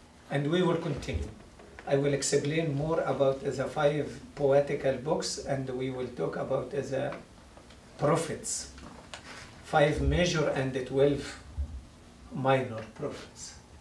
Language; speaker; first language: English; non-native, fluent; Arabic